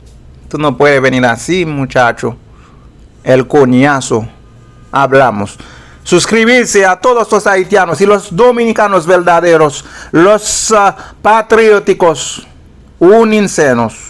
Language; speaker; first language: Spanish; non-native, fluent; Haitian Creole